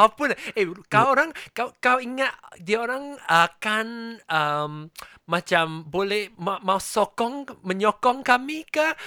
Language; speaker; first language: Malay; non-native, local second language; Chinese